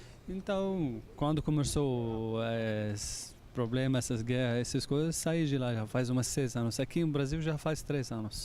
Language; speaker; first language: Portuguese; non-native, learner; Arabic